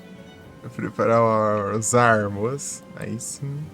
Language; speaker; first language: Portuguese; native; Portuguese